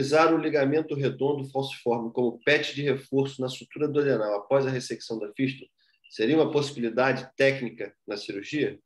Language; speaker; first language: Portuguese; native; Portuguese